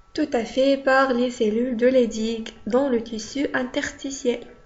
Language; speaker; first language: French; non-native, local second language; Arabic